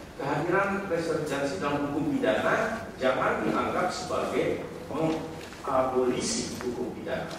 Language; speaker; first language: Indonesian; native; Indonesian